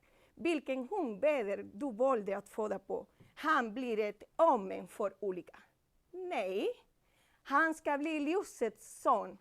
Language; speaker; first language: Swedish; non-native, fluent; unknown